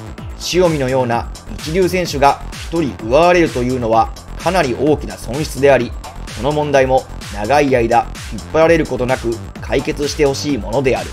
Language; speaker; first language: Japanese; native; Japanese